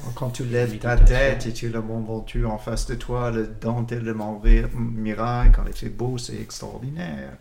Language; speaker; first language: French; non-native, learner; English